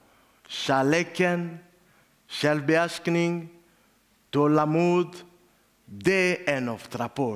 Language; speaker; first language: Swedish; non-native, learner; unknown